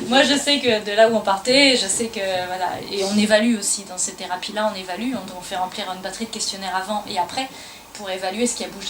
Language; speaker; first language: French; native; French